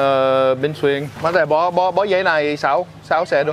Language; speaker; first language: Vietnamese; non-native, learner; English